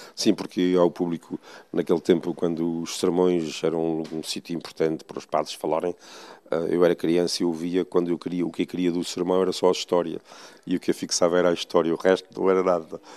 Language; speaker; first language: Portuguese; native; Portuguese